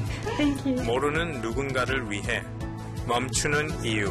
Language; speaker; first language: Korean; non-native, fluent; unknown